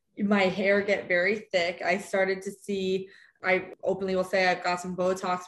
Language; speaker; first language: English; native; English